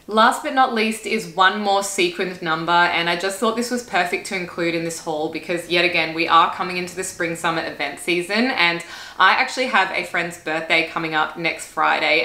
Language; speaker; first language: English; native; English